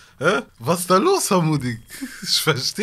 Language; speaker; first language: German; early bilingual, other home language; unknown